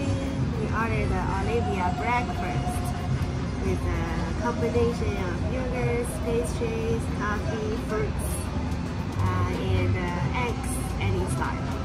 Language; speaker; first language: English; non-native, fluent; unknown